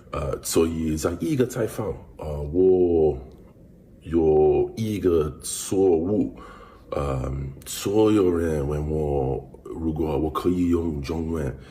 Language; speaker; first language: Chinese; non-native, learner; English